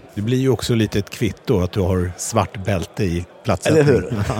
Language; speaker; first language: Swedish; non-native, fluent; Polish